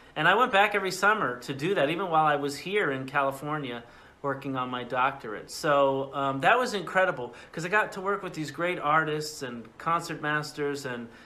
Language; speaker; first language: English; native; English